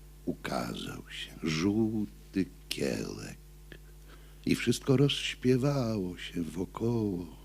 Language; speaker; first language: Polish; native; Polish